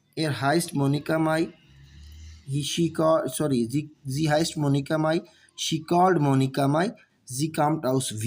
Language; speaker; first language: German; non-native, learner; Urdu